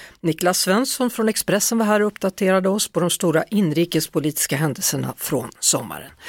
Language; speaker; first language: Swedish; native; Swedish